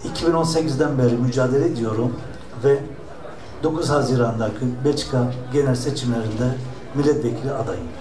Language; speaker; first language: Turkish; early bilingual, heritage; Turkish